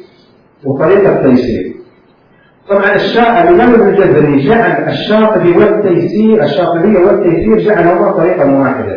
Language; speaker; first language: Arabic; native; Arabic